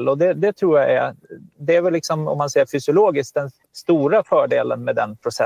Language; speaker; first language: Swedish; native; Swedish